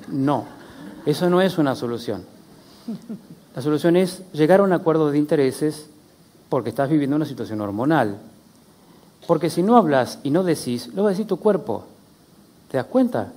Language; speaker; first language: Spanish; native; Spanish